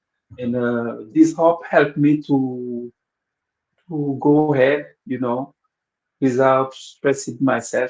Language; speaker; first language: English; non-native, local second language; Wolof